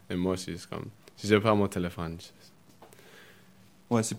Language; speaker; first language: French; early bilingual, other home language; Spanish